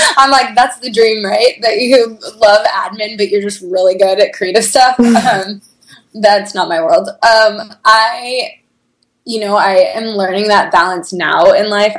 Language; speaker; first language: English; native; English